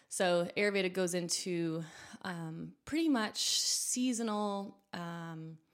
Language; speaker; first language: English; native; English